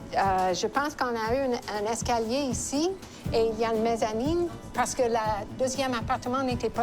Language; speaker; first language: French; non-native, local second language; English